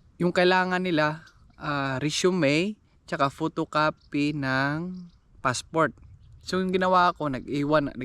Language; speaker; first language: Filipino; native; Filipino